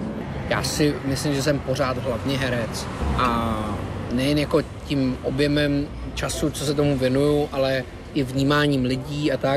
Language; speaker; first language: Czech; native; Czech